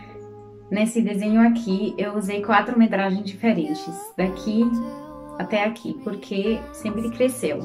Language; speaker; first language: Portuguese; non-native, fluent; German